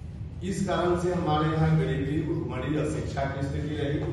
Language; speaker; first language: Hindi; native; Hindi